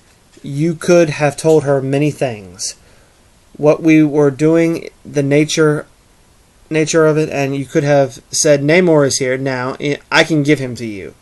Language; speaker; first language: English; native; English